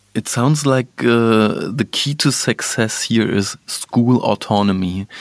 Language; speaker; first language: English; non-native, fluent; German